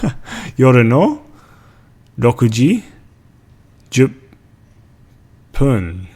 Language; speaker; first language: Japanese; non-native, fluent; English